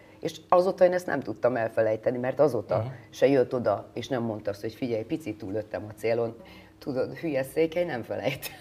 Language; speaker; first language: Hungarian; native; Hungarian